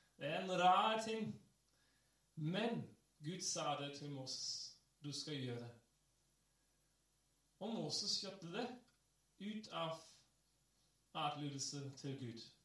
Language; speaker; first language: Norwegian; non-native, fluent; English